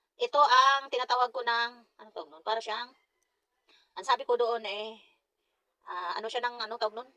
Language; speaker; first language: Filipino; non-native, local second language; Cebuano